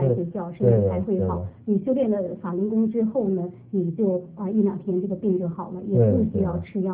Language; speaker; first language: Chinese; native; Chinese